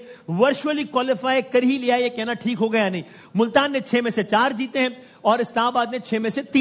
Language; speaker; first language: Urdu; native; Urdu